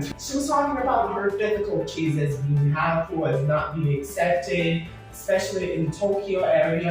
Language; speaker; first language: English; non-native, fluent; Portuguese